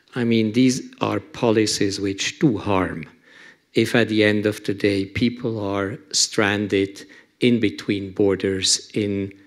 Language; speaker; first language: English; non-native, fluent; German